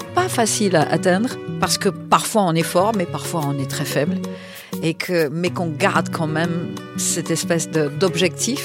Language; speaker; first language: French; native; French